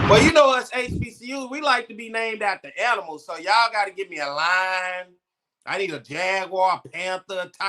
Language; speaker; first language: English; native; English